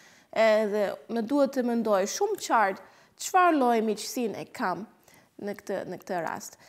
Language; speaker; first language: Albanian; non-native, fluent; German